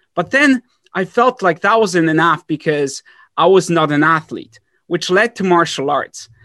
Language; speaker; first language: English; early bilingual, other home language; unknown